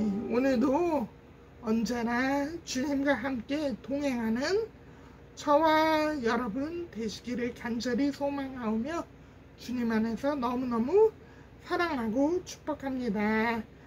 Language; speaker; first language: Korean; native; Korean